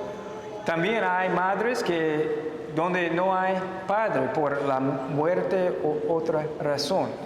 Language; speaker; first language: Spanish; non-native, fluent; English